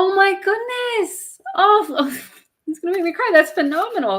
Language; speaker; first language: English; native; English